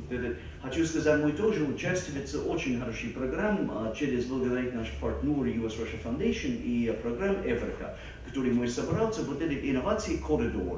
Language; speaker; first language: Russian; non-native, fluent; English